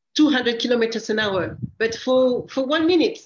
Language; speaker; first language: English; early bilingual, other home language; French